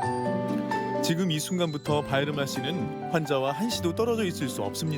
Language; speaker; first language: Korean; native; Korean